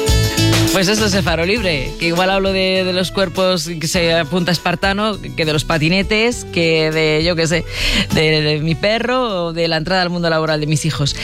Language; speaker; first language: Spanish; native; Spanish